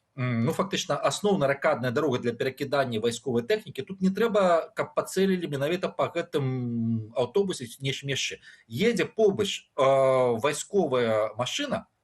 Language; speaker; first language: Belarusian; non-native, local second language; Russian